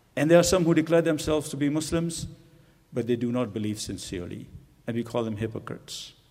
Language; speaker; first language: English; non-native, local second language; Urdu